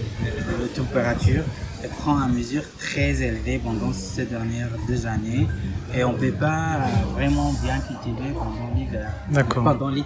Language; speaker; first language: French; non-native, fluent; Arabic